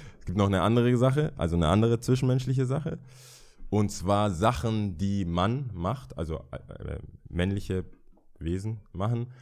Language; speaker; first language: German; early bilingual, other home language; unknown